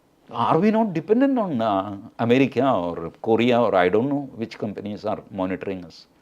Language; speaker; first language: English; non-native, local second language; Malayalam